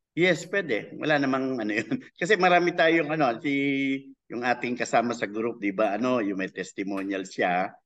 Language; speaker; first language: Filipino; native; Filipino